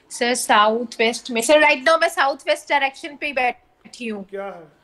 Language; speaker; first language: Hindi; native; Hindi